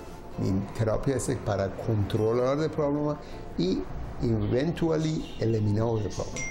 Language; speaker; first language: Spanish; non-native, learner; Persian